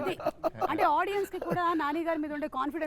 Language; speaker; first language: Telugu; native; Telugu